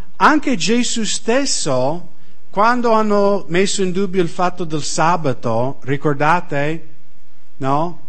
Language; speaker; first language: Italian; non-native, fluent; English